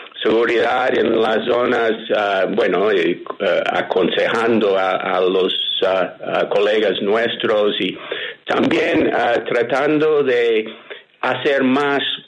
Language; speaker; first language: Spanish; non-native, fluent; English